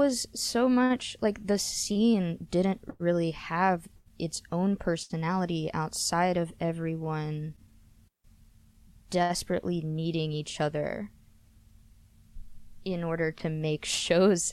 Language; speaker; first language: English; native; English